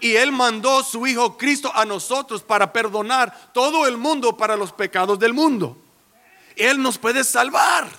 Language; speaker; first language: Spanish; early bilingual, heritage; English